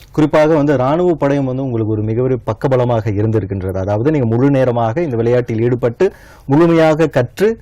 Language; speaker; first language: Tamil; early bilingual, heritage; Tamil